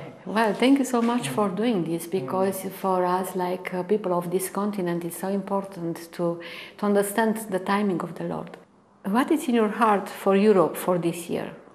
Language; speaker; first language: English; non-native, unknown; Romanian